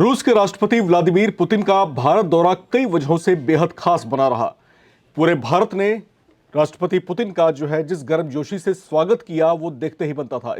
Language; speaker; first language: Hindi; native; Hindi